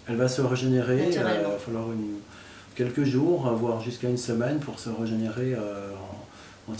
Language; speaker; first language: French; native; French